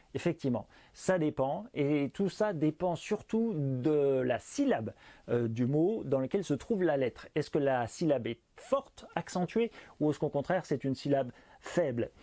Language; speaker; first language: French; native; French